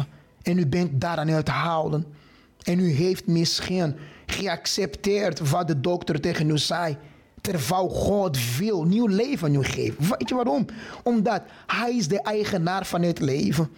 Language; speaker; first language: Dutch; non-native, fluent; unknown